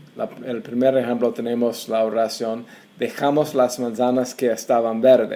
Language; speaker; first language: Spanish; non-native, fluent; English